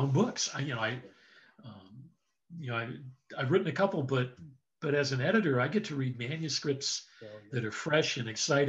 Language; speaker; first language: English; native; English